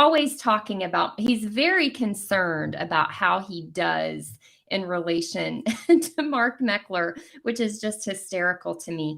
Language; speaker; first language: English; native; English